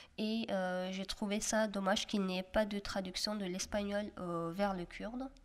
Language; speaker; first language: French; non-native, fluent; Kurdish